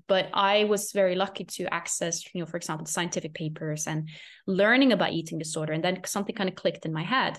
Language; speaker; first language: English; non-native, fluent; Norwegian